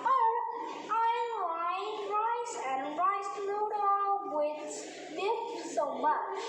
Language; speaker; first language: English; non-native, learner; Vietnamese